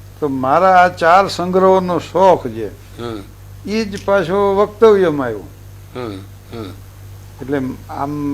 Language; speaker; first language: Gujarati; native; Gujarati